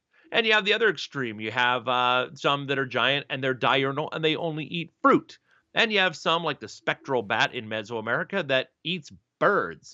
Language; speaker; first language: English; native; English